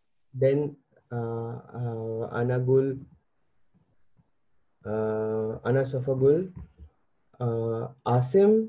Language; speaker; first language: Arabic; non-native, learner; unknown